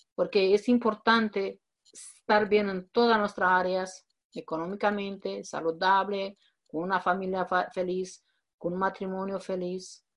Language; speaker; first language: Spanish; non-native, fluent; Romanian